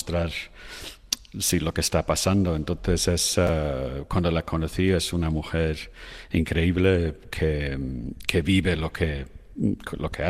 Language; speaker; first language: Spanish; non-native, fluent; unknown